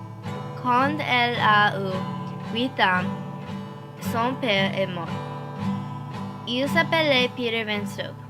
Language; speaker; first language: French; non-native, learner; English